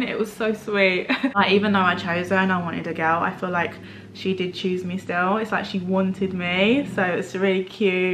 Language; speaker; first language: English; native; English